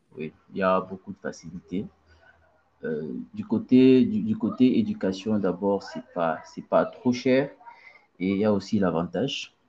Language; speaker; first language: French; non-native, local second language; Luba-Lulua